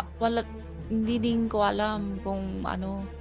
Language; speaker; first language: Filipino; non-native, learner; Chinese